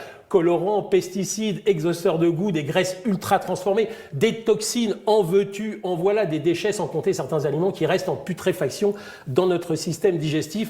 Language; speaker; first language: French; native; French